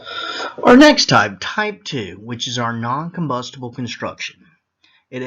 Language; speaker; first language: English; native; English